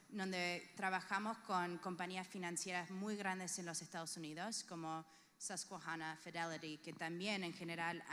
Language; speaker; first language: Spanish; early bilingual, heritage; Spanish